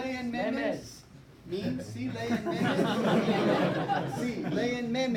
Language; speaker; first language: Spanish; non-native, fluent; English